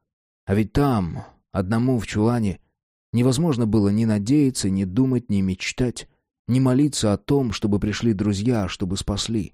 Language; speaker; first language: Russian; native; Russian